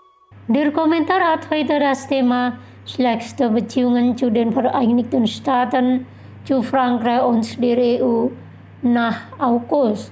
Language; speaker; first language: German; non-native, fluent; Indonesian